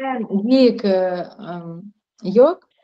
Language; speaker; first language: Swedish; non-native, learner; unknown